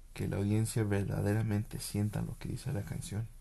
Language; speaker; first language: Spanish; early bilingual, heritage; Spanish